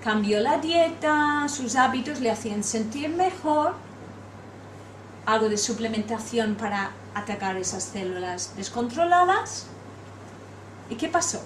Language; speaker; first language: Spanish; non-native, fluent; English